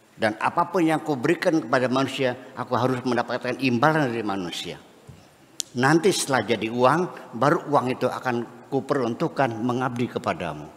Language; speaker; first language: Indonesian; non-native, local second language; Javanese